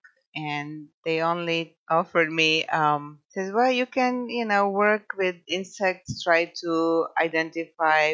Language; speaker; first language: English; non-native, fluent; Croatian